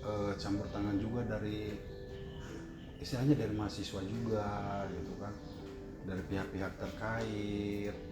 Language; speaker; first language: Indonesian; native; Indonesian